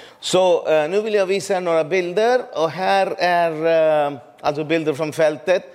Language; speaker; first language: Swedish; non-native, fluent; Urdu